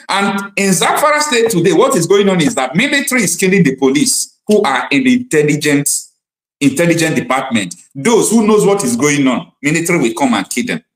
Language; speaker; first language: English; non-native, local second language; Igbo